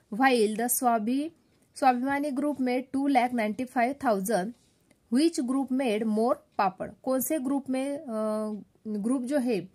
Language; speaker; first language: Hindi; non-native, local second language; Marathi